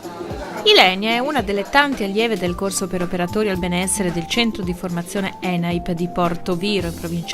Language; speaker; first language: Italian; native; Italian